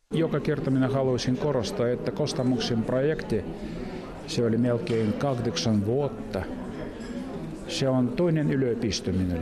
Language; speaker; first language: Finnish; non-native, fluent; Russian